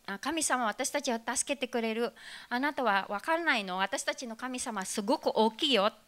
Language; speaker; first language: Japanese; non-native, fluent; Filipino